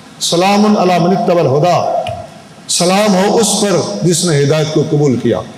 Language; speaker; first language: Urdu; non-native, local second language; Punjabi